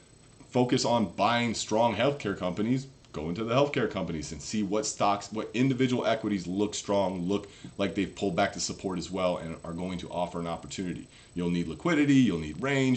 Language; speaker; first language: English; native; English